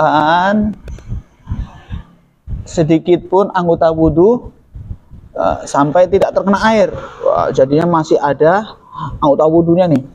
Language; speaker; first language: Indonesian; native; Indonesian